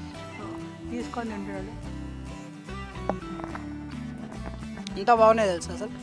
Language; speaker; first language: Telugu; native; Telugu